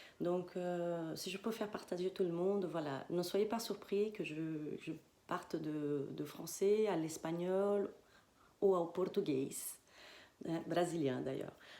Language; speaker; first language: French; non-native, fluent; Spanish